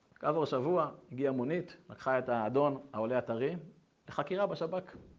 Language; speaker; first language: Hebrew; native; Hebrew